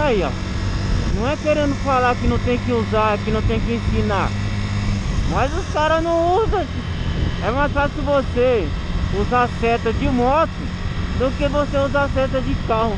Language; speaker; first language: Portuguese; native; Portuguese